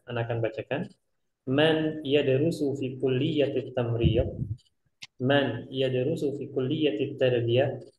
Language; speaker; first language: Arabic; non-native, fluent; Indonesian